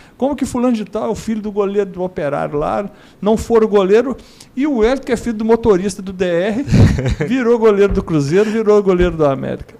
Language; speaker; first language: Portuguese; native; Portuguese